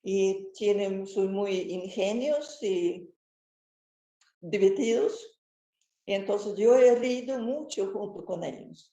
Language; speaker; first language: Spanish; non-native, fluent; Swedish